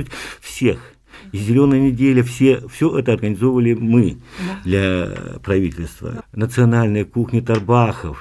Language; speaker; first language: Russian; non-native, local second language; Yakut